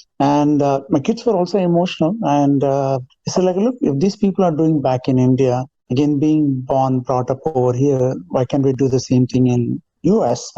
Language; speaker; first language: English; non-native, local second language; Telugu